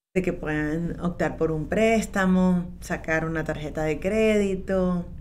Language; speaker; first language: Spanish; native; Spanish